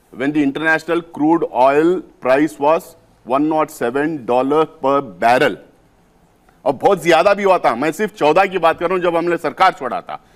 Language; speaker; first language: Hindi; native; Hindi